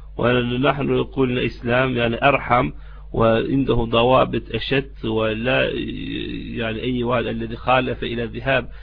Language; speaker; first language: Arabic; non-native, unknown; Turkish